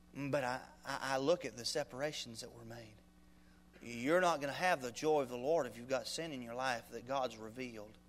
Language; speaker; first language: English; native; English